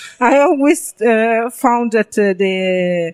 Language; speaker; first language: English; non-native, learner; Italian